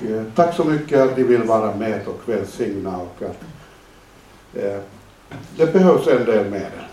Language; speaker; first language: Swedish; non-native, fluent; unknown